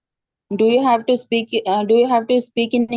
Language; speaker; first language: English; non-native, learner; Hindi